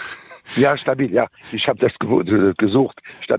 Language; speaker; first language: German; non-native, learner; French